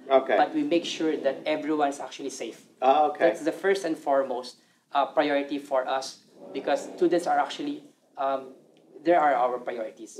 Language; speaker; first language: English; non-native, local second language; Filipino